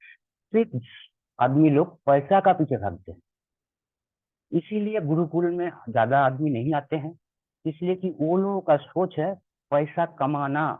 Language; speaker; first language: Hindi; non-native, local second language; Bangla